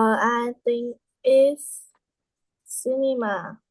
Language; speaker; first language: English; non-native, learner; Vietnamese